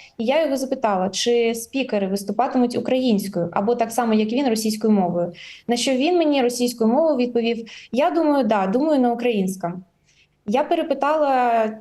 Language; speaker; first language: Ukrainian; native; Ukrainian